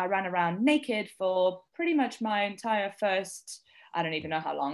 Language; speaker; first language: English; native; English